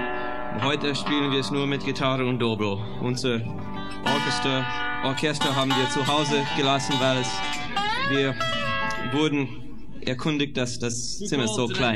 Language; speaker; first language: German; non-native, fluent; English